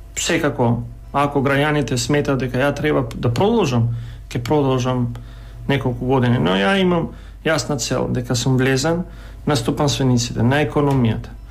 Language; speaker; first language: Macedonian; non-native, local second language; Albanian